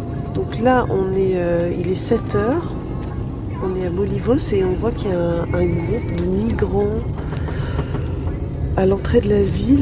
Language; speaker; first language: French; native; French